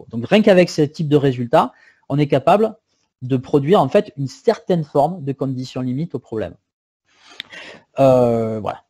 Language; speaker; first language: French; native; French